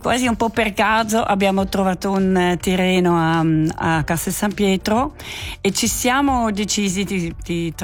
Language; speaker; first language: Italian; native; Italian